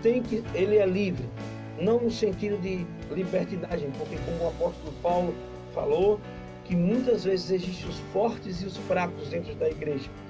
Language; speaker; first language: Portuguese; native; Portuguese